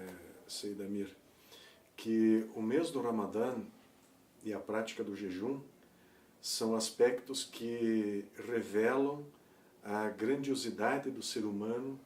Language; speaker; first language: Portuguese; native; Portuguese